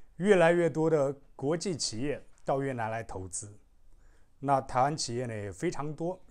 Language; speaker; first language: Chinese; native; Chinese